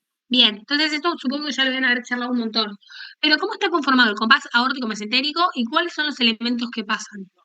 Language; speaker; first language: Spanish; native; Spanish